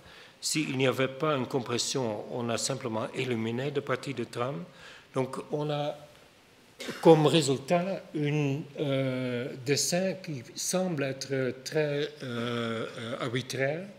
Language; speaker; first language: French; non-native, fluent; Dutch